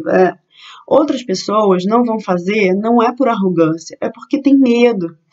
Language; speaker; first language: Portuguese; native; Portuguese